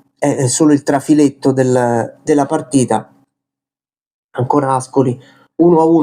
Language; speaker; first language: Italian; native; Italian